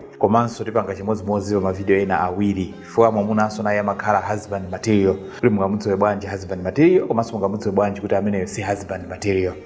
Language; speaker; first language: Nyanja; native; Nyanja